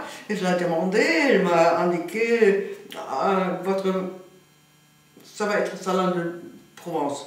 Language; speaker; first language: French; non-native, fluent; German